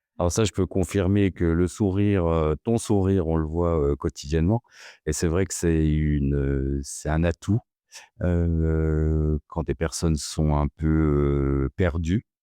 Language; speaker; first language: French; native; French